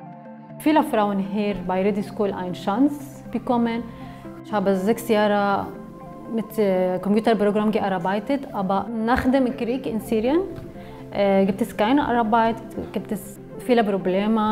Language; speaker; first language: German; non-native, learner; Arabic